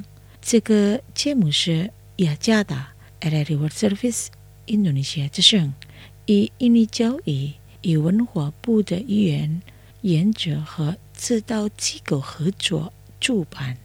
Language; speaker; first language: Chinese; non-native, fluent; Indonesian